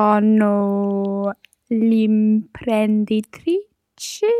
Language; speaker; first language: Italian; non-native, learner; English